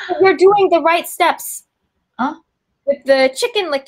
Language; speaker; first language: English; non-native, fluent; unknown